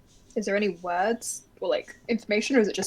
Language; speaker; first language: English; native; English